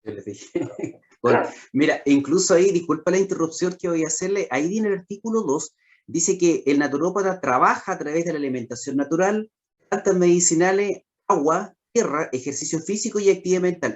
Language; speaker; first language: Spanish; native; Spanish